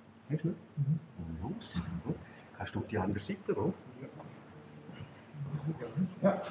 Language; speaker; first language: German; non-native, local second language; Romansh